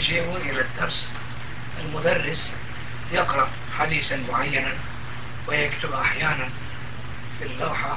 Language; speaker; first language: Arabic; non-native, local second language; Turkish